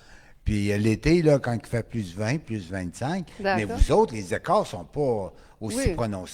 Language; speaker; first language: French; native; French